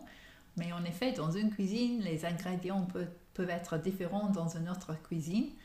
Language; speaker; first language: French; non-native, fluent; English